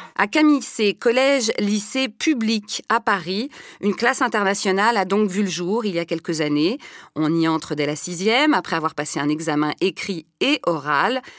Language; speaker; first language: French; native; French